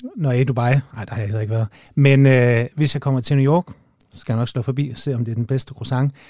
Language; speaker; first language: Danish; native; Danish